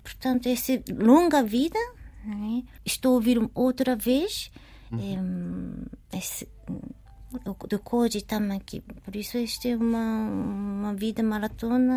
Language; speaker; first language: Portuguese; non-native, learner; Japanese